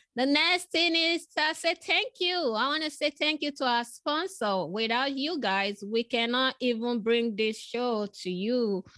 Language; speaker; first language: English; non-native, local second language; Yoruba